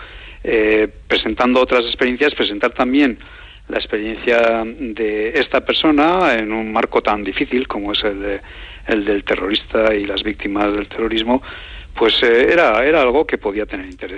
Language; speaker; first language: Spanish; native; Spanish